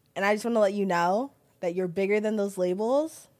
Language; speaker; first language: English; early bilingual, other home language; Filipino